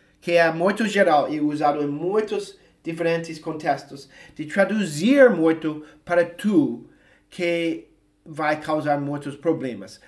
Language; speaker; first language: Portuguese; non-native, fluent; English